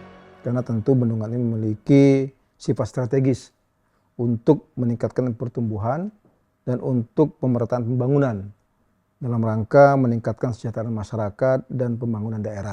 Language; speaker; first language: Indonesian; native; Indonesian